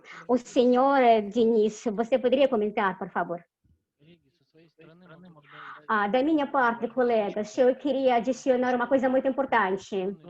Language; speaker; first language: Portuguese; non-native, fluent; Russian